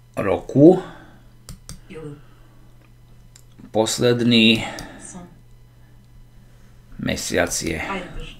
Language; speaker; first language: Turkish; non-native, learner; Slovak